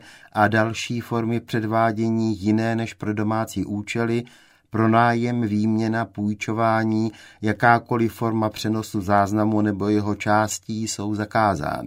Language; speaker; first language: Czech; native; Czech